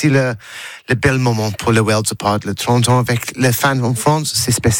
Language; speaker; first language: French; non-native, learner; English